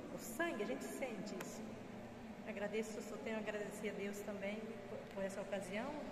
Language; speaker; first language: Portuguese; native; Portuguese